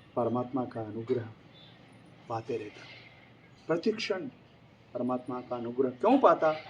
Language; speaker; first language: Hindi; non-native, local second language; Telugu